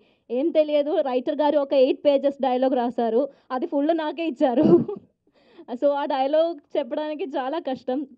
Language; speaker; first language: Telugu; non-native, learner; Malayalam